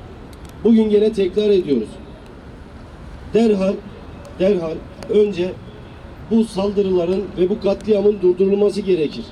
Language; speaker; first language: Turkish; native; Turkish